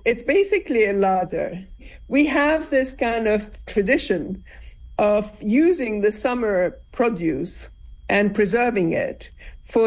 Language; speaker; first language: English; non-native, fluent; Arabic